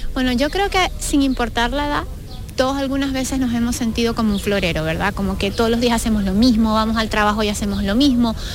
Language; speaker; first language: Spanish; native; Spanish